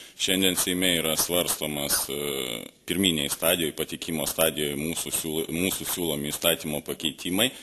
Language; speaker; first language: Lithuanian; native; Lithuanian